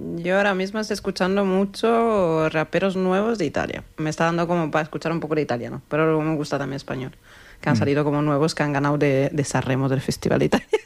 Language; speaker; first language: Spanish; non-native, fluent; Italian